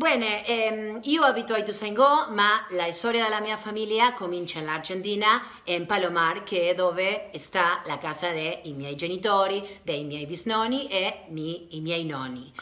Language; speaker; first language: Italian; non-native, learner; Spanish